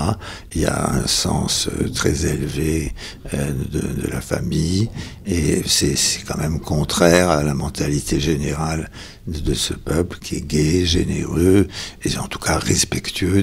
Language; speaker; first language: French; native; French